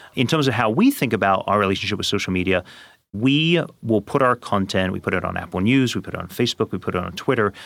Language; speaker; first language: English; native; English